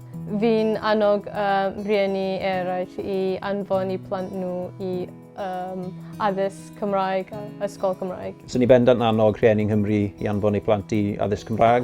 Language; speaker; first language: Welsh; non-native, learner; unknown